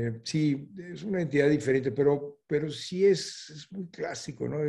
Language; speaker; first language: Spanish; native; Spanish